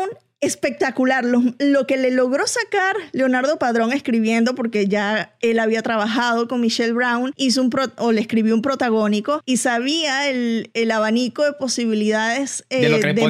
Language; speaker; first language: Spanish; native; Spanish